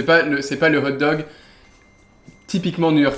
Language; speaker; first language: French; native; French